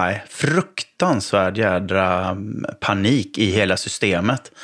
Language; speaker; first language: Swedish; native; Swedish